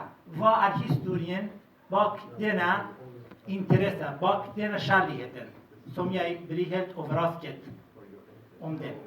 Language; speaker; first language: Norwegian; non-native, fluent; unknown